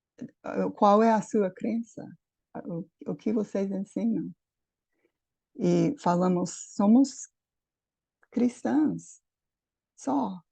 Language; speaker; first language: Portuguese; non-native, fluent; English